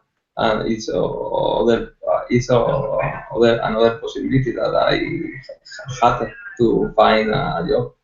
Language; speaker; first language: English; non-native, learner; Spanish